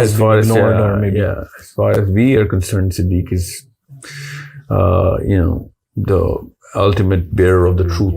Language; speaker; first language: English; non-native, local second language; Urdu